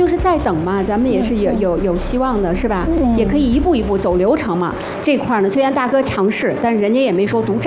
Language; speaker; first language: Chinese; native; Chinese